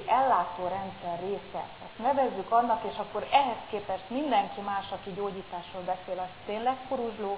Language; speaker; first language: Hungarian; native; Hungarian